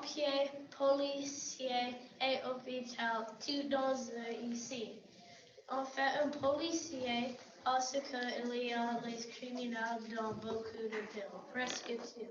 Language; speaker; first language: French; non-native, local second language; English